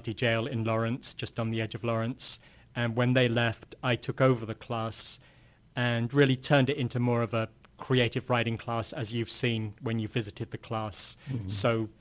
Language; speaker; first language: English; native; English